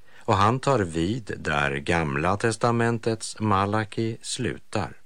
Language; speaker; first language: Swedish; native; Swedish